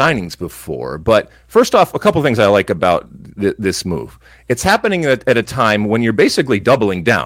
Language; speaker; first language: English; native; English